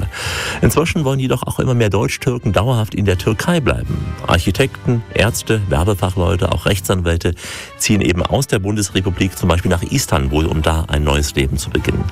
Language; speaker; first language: German; native; German